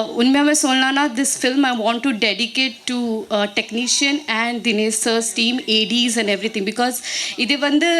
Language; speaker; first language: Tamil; non-native, learner; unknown